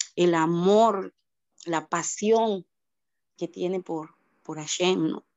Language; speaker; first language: Spanish; native; Spanish